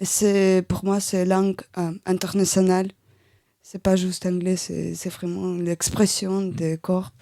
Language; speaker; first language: French; non-native, learner; Russian